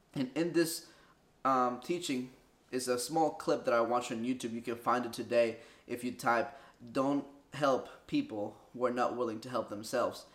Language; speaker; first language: English; early bilingual, other home language; Spanish